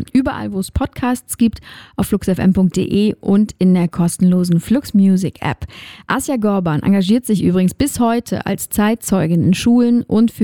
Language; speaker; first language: German; native; German